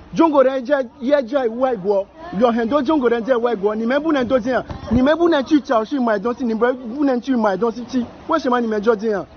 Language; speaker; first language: Chinese; non-native, learner; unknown